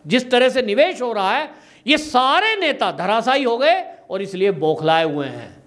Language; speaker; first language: Hindi; native; Hindi